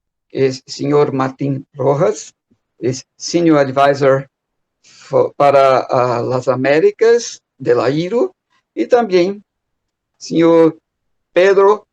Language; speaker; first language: Spanish; non-native, fluent; Portuguese